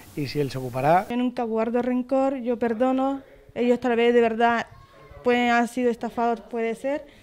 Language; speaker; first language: Spanish; native; Spanish